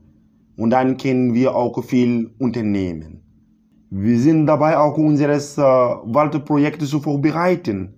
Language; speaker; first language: German; non-native, learner; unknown